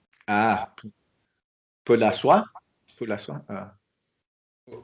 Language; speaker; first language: French; non-native, learner; English